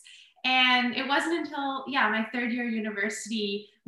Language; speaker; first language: English; native; English